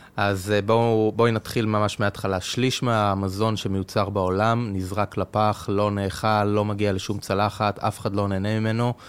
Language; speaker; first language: Hebrew; native; Hebrew